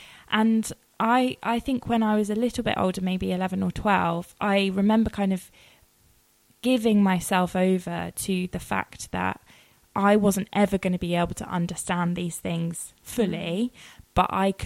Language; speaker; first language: English; native; English